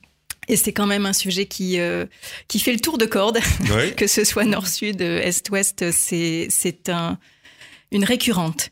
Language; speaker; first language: French; native; French